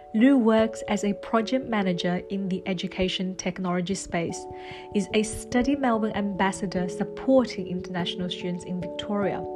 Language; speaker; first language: English; non-native, fluent; Chinese